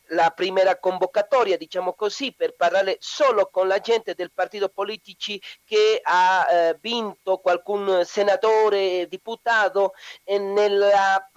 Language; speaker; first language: Italian; non-native, learner; Spanish